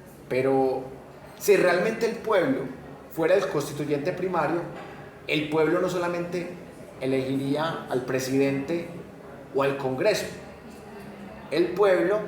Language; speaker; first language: Spanish; native; Spanish